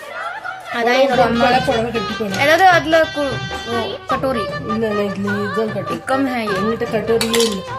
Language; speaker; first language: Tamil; early bilingual, heritage; Tamil